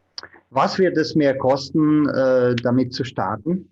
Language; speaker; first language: German; non-native, fluent; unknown